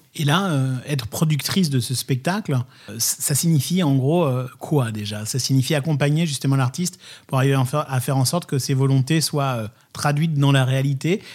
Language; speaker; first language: French; native; French